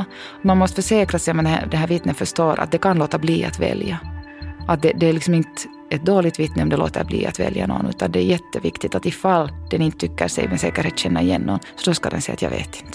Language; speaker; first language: Swedish; native; Swedish